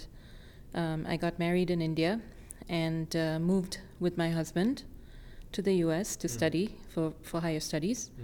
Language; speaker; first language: English; non-native, local second language; Tamil